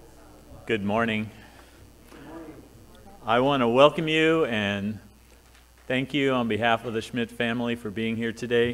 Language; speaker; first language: English; native; English